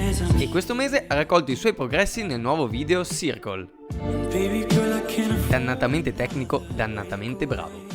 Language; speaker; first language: Italian; native; Italian